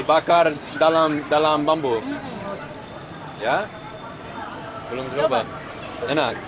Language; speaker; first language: Indonesian; non-native, learner; English